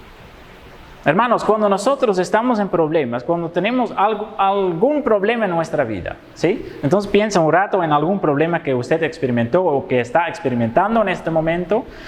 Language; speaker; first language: Spanish; non-native, fluent; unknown